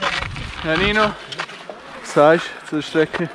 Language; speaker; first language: German; native; German